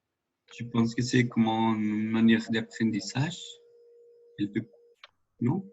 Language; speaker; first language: French; non-native, learner; Spanish